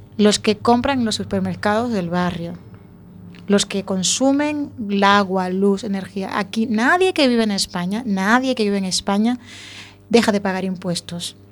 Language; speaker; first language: Spanish; native; Spanish